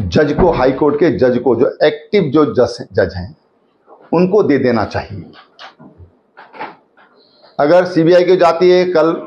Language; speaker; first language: Hindi; native; Hindi